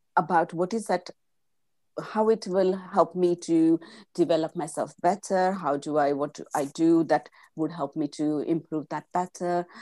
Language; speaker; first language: English; non-native, local second language; Gujarati